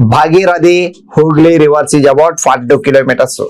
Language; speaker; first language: English; non-native, local second language; Telugu